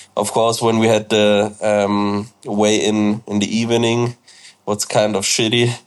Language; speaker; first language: English; non-native, fluent; German